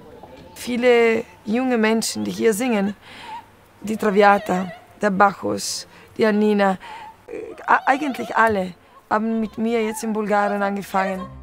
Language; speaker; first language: German; non-native, fluent; Bulgarian